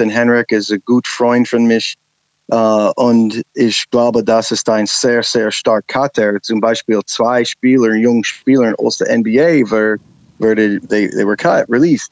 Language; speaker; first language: German; non-native, learner; English